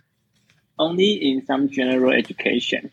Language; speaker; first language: English; non-native, learner; Chinese